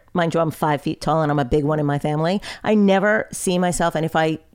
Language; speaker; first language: English; native; English